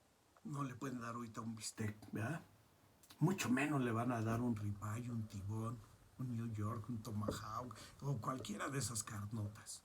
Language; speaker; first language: Spanish; native; Spanish